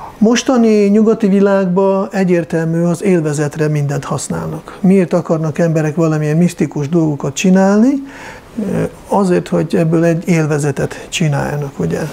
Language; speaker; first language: Hungarian; non-native, fluent; Russian